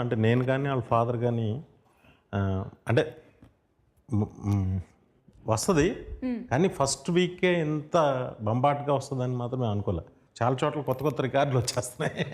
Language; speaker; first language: Telugu; native; Telugu